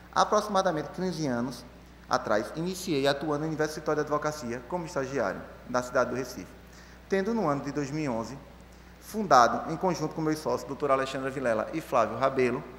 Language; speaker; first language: Portuguese; native; Portuguese